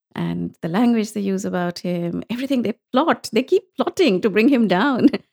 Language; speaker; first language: English; non-native, local second language; Bangla